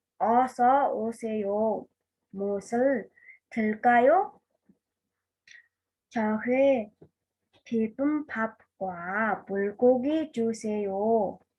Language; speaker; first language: Korean; non-native, fluent; Mongolian